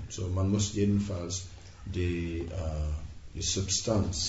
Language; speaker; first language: German; non-native, fluent; Dutch